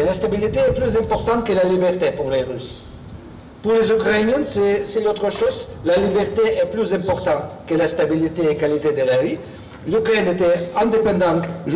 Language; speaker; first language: French; non-native, fluent; Russian